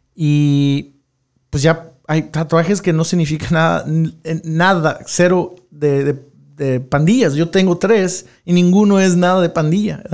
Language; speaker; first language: Spanish; early bilingual, heritage; Spanish